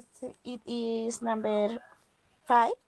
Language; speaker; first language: English; non-native, learner; Spanish